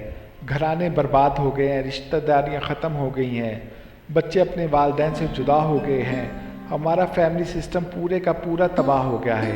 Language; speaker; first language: Urdu; native; Urdu